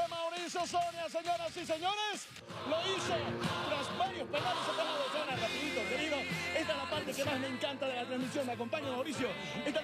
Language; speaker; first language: Spanish; native; Spanish